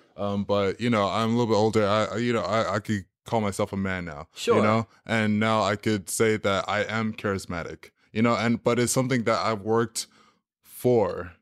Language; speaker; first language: English; native; English